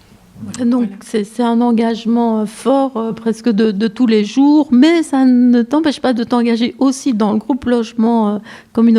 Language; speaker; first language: French; native; French